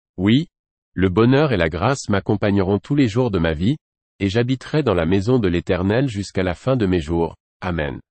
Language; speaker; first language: French; non-native, local second language; Haitian Creole